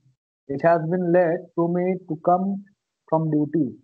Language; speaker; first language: English; non-native, learner; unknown